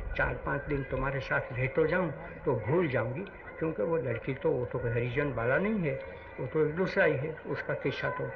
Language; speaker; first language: Hindi; non-native, local second language; Gujarati